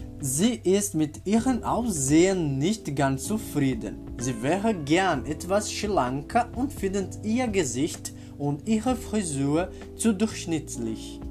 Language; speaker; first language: German; non-native, learner; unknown